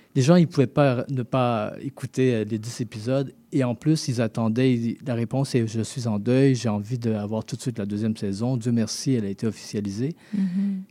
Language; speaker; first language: French; native; French